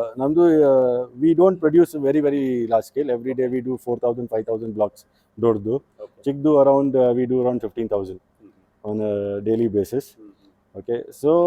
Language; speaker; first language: Kannada; non-native, local second language; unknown